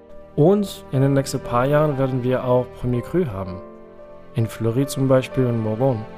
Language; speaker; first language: German; non-native, fluent; French